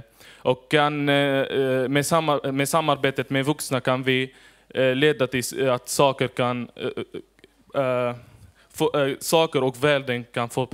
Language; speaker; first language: Swedish; non-native, fluent; Arabic